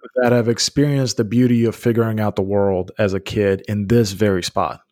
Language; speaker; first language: English; early bilingual, other home language; Bosnian